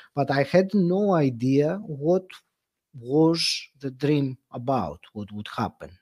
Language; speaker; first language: English; non-native, fluent; Greek